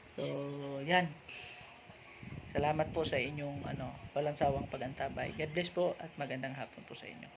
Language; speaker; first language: Filipino; non-native, local second language; Masbatenyo